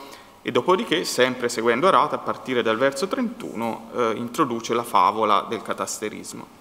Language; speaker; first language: Italian; native; Italian